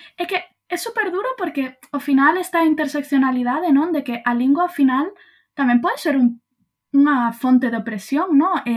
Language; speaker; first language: Galician; native; Galician